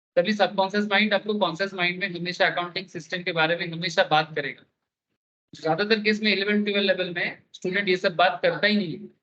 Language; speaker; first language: Hindi; non-native, local second language; Bangla